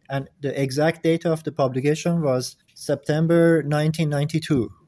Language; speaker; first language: English; non-native, fluent; Persian